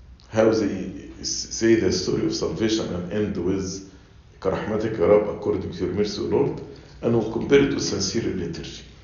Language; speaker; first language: English; non-native, fluent; Arabic